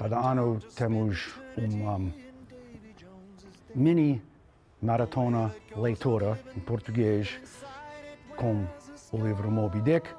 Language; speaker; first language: Portuguese; non-native, learner; English